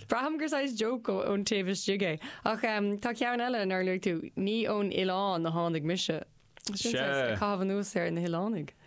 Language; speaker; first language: Irish; non-native, local second language; English